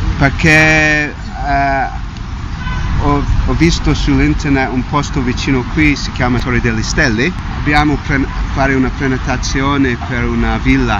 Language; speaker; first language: Italian; non-native, learner; English